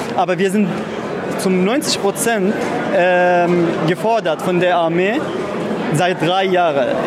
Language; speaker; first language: German; non-native, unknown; Arabic